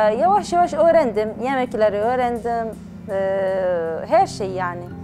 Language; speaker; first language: Turkish; non-native, learner; Arabic